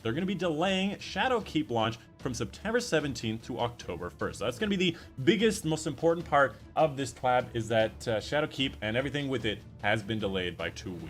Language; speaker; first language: English; native; English